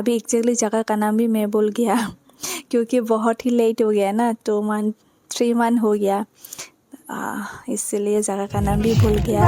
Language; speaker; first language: Hindi; non-native, local second language; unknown